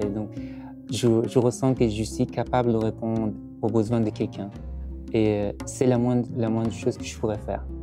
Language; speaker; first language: French; non-native, fluent; Persian